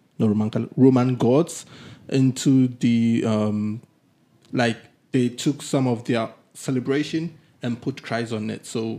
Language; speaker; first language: English; non-native, local second language; Akan